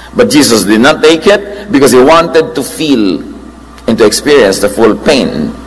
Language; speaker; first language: English; non-native, local second language; Filipino